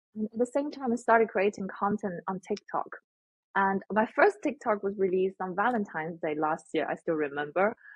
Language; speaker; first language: English; non-native, fluent; Chinese